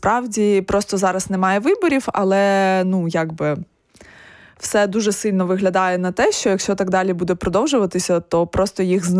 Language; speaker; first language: Ukrainian; native; Ukrainian